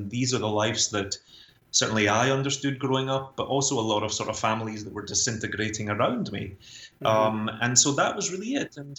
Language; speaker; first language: English; native; English